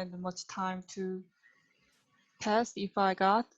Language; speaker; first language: English; non-native, learner; Korean